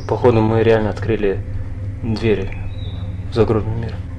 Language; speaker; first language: Russian; native; Russian